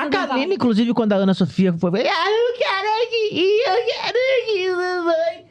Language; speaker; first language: Portuguese; native; Portuguese